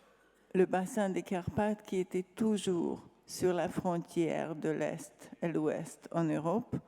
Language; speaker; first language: French; non-native, fluent; Hungarian